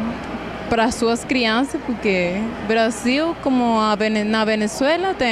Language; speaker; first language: Portuguese; non-native, fluent; Spanish